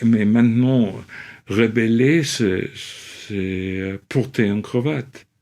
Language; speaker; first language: French; non-native, fluent; English